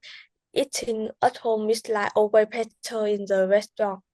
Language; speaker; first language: English; non-native, learner; Vietnamese